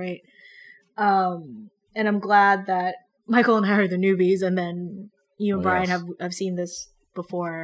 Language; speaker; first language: English; non-native, local second language; Filipino